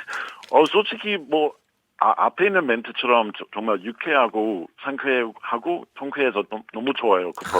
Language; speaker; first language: Korean; non-native, fluent; English